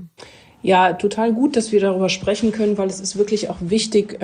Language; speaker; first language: German; native; German